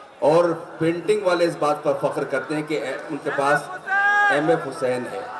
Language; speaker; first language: Urdu; native; Urdu